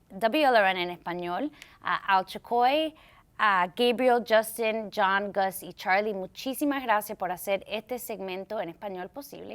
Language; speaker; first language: Spanish; early bilingual, heritage; Spanish